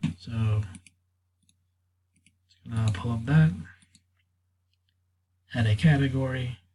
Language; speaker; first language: English; native; English